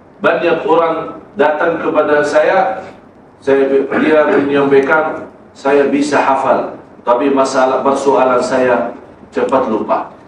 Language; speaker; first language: Malay; non-native, fluent; Arabic